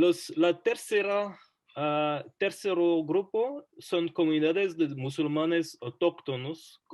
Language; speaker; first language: Spanish; non-native, fluent; French